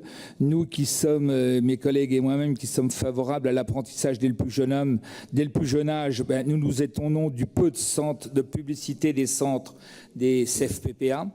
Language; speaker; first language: French; native; French